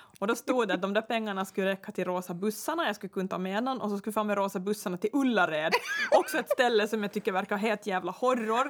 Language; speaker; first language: Swedish; native; Swedish